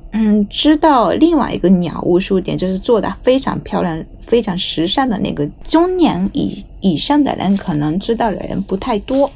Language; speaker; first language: Chinese; non-native, fluent; Japanese